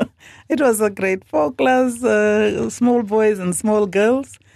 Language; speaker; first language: English; non-native, local second language; Afrikaans